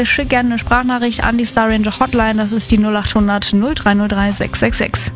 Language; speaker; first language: German; native; German